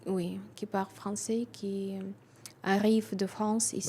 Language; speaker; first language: French; non-native, fluent; Russian